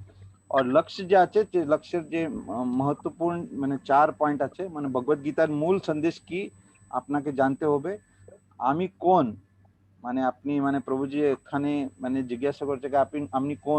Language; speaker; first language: Bangla; non-native, learner; Hindi